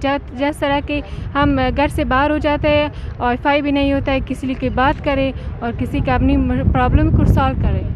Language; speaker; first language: Hindi; non-native, local second language; Persian